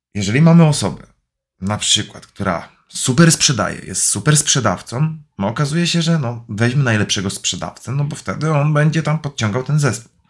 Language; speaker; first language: Polish; native; Polish